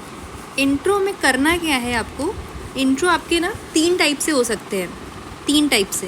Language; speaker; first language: Hindi; native; Hindi